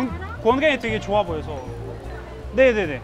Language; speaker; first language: Korean; non-native, fluent; Russian